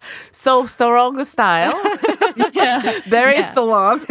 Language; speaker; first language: English; non-native, learner; Japanese